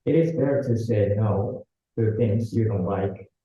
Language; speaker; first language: English; non-native, learner; Japanese